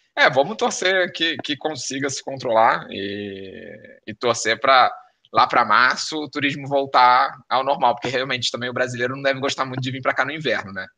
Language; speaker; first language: Portuguese; native; Portuguese